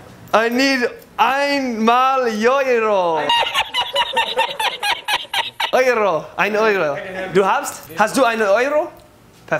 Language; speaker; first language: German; non-native, learner; English